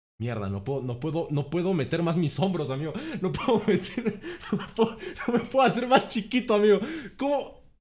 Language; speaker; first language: Spanish; native; Spanish